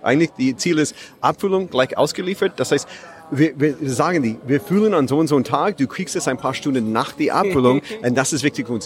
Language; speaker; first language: German; non-native, fluent; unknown